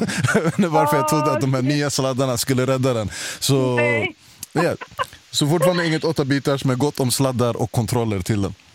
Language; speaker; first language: Swedish; native; Swedish